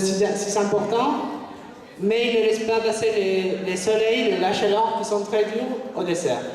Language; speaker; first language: French; non-native, fluent; Spanish